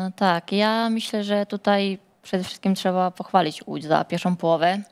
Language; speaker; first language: Polish; non-native, fluent; Serbian